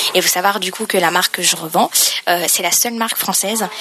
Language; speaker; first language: French; native; French